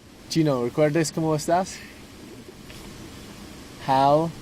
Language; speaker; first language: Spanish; non-native, learner; English